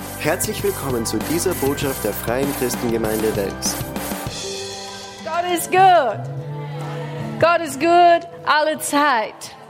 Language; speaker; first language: German; non-native, fluent; English